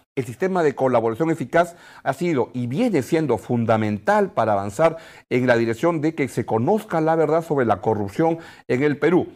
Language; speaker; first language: Spanish; native; Spanish